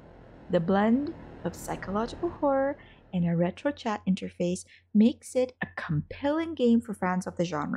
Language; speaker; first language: English; native; English